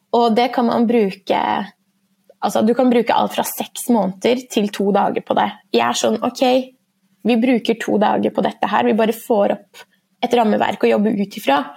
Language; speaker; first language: Norwegian; early bilingual, other home language; Persian